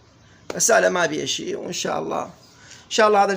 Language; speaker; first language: Arabic; native; Arabic